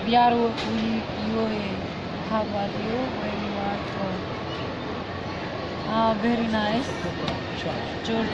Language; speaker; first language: English; non-native, learner; Turkish